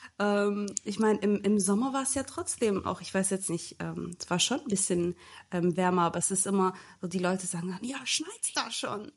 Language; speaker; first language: German; early bilingual, other home language; Turkish